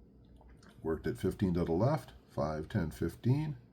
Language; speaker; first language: English; native; English